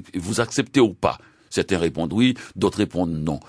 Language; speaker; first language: French; native; French